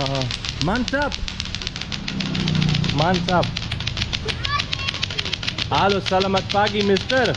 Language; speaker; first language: Indonesian; non-native, learner; German